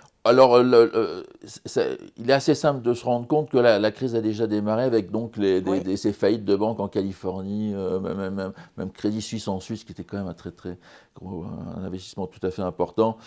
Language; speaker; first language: French; native; French